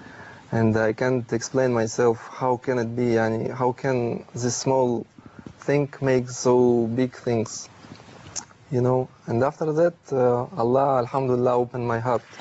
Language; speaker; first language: English; non-native, learner; Russian